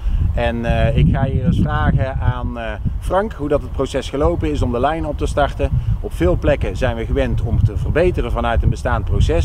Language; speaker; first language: Dutch; native; Dutch